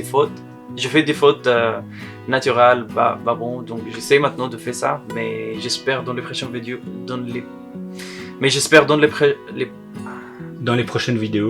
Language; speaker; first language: French; non-native, learner; Arabic